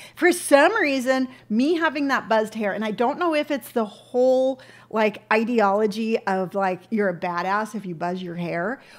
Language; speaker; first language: English; native; English